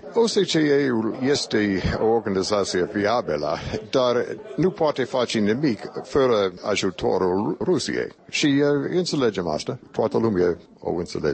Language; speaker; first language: Romanian; non-native, fluent; English